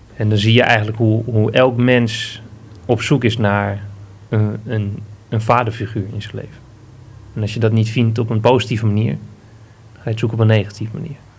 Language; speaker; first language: Dutch; native; Dutch